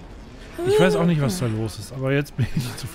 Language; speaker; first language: German; native; German